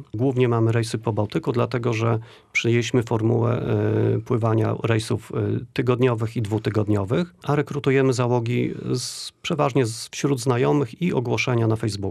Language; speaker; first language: Polish; native; Polish